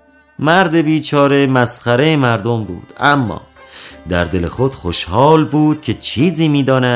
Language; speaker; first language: Persian; native; Persian